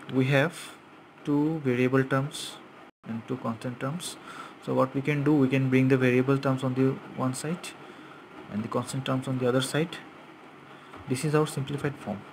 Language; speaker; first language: English; non-native, local second language; Bangla